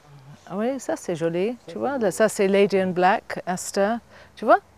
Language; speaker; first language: French; non-native, fluent; English